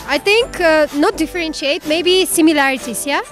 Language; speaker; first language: English; non-native, learner; Kazakh